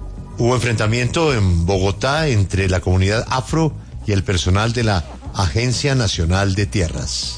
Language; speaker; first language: Spanish; native; Spanish